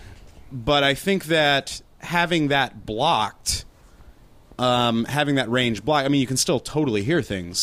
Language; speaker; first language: English; native; English